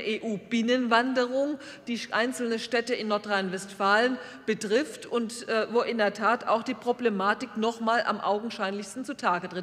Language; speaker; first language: German; native; German